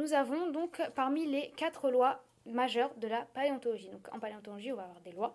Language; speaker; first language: French; native; French